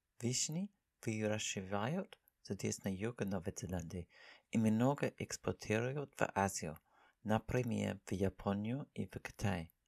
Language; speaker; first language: Russian; non-native, learner; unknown